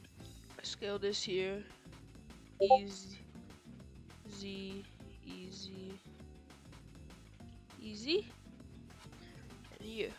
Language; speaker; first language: English; native; English